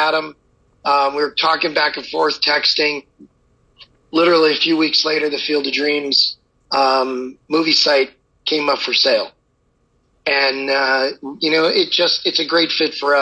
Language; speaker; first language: English; native; English